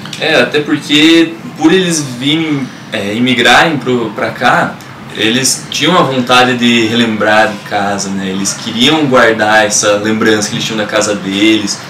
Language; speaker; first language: Portuguese; native; Portuguese